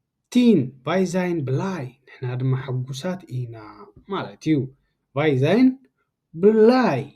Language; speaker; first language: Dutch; non-native, learner; Tigrinya